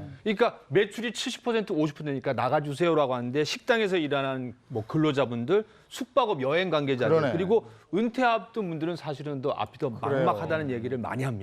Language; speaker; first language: Korean; native; Korean